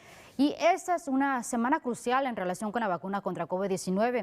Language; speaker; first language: Spanish; native; Spanish